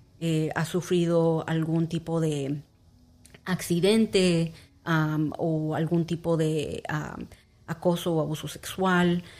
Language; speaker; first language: Spanish; early bilingual, heritage; Spanish